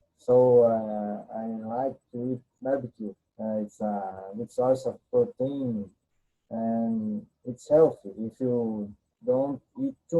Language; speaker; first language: English; non-native, learner; Portuguese